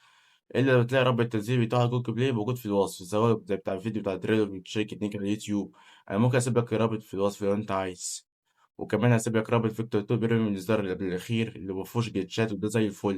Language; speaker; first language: Arabic; native; Arabic